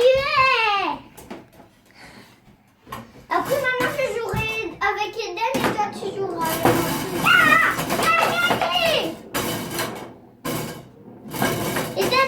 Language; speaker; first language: French; native; French